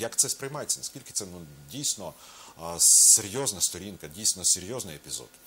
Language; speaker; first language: Ukrainian; native; Ukrainian